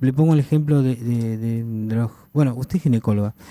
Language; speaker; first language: Spanish; native; Spanish